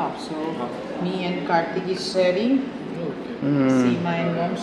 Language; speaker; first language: English; non-native, local second language; Gujarati